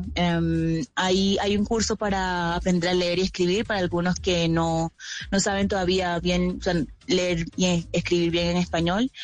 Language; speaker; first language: Spanish; native; Spanish